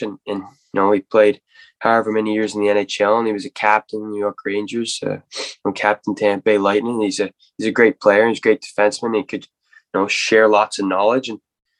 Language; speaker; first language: English; native; English